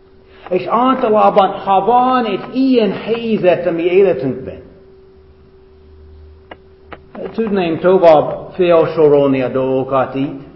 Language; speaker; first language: Hungarian; non-native, fluent; English